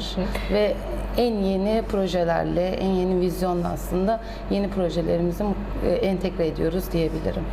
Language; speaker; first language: Turkish; native; Turkish